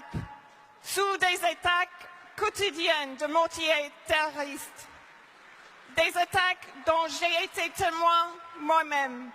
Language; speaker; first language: French; non-native, fluent; English